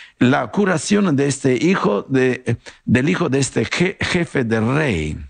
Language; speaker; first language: Spanish; non-native, fluent; Italian